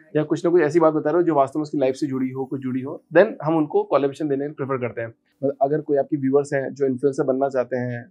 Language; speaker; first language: Hindi; native; Hindi